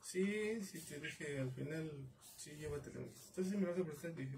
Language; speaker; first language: Spanish; native; Spanish